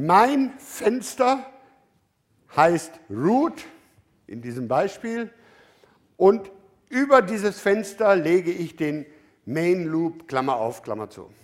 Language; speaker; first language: German; native; German